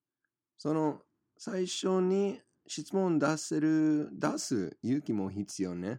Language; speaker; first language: Japanese; non-native, fluent; English